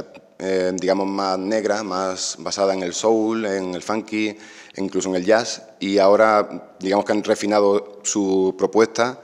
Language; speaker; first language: Spanish; native; Spanish